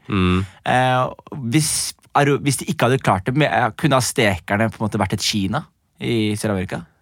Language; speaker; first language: Norwegian; early bilingual, other home language; Somali